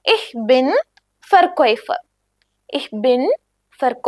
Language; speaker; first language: German; non-native, fluent; Malayalam